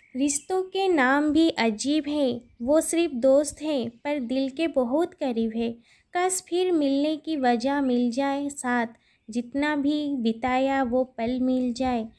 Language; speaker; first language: Hindi; non-native, local second language; Odia